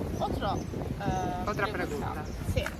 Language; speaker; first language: Spanish; non-native, learner; Turkish